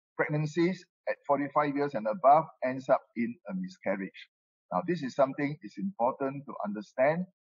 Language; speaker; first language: English; non-native, local second language; Min Nan Chinese